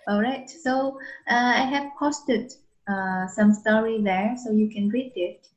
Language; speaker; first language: English; non-native, fluent; Vietnamese